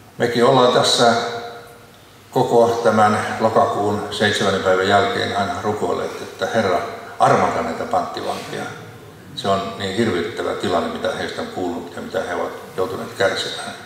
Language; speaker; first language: Finnish; native; Finnish